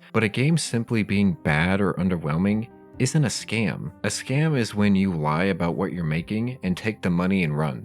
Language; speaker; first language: English; native; English